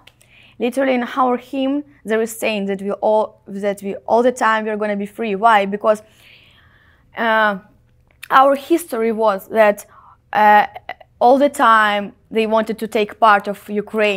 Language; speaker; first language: English; non-native, fluent; Ukrainian